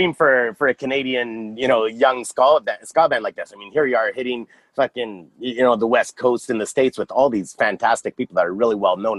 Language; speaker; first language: English; native; English